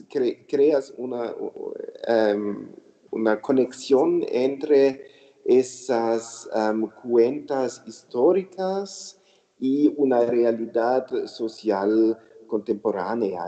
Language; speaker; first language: Spanish; non-native, learner; German